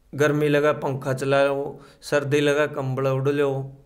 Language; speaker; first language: Hindi; native; Hindi